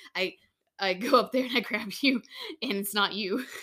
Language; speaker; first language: English; native; English